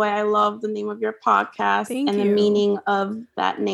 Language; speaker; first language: English; non-native, fluent; Spanish